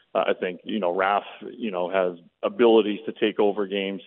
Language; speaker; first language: English; native; English